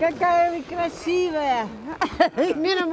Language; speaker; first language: Russian; non-native, fluent; Dutch